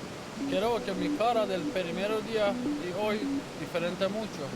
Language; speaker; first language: Spanish; non-native, learner; Persian